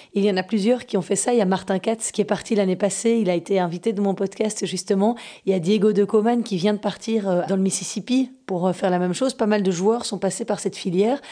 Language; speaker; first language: French; native; French